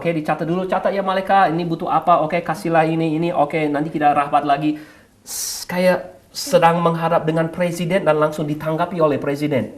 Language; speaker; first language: Indonesian; non-native, fluent; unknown